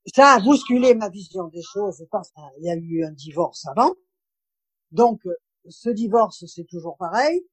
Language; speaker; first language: French; native; French